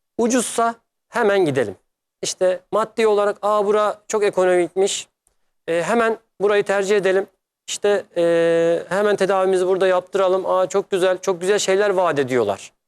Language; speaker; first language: Turkish; native; Turkish